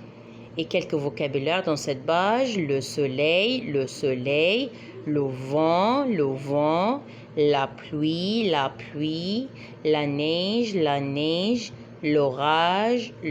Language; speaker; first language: French; non-native, fluent; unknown